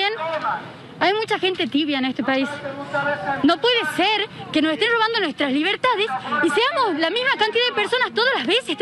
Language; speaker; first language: Spanish; native; Spanish